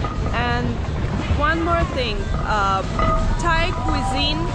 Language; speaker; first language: English; non-native, fluent; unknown